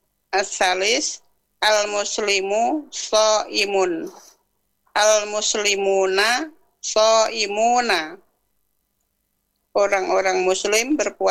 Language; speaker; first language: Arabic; non-native, learner; Indonesian